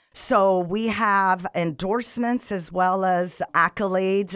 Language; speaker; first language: English; non-native, fluent; Arabic